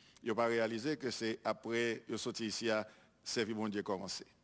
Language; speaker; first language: French; non-native, local second language; Haitian Creole